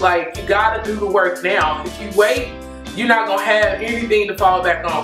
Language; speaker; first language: English; native; English